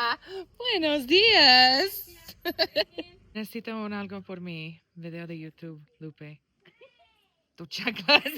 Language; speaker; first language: Spanish; early bilingual, heritage; English